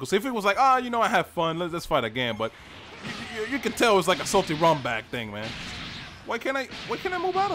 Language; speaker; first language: English; native; English